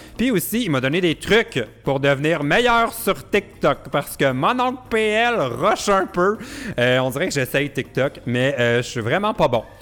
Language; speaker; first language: French; native; French